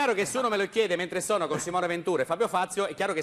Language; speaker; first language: Italian; native; Italian